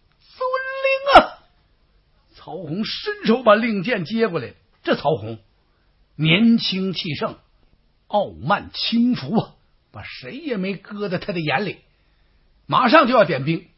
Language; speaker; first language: Chinese; native; Chinese